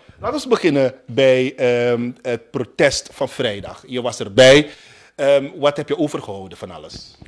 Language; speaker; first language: Dutch; native; Dutch